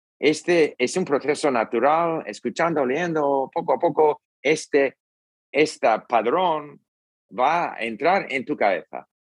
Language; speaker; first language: Spanish; non-native, fluent; English